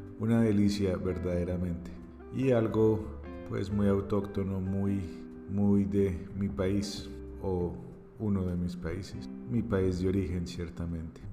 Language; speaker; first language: Spanish; native; Spanish